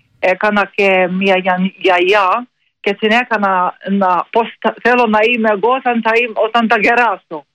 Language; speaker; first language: Greek; non-native, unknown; Maltese